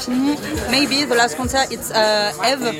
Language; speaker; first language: English; non-native, learner; French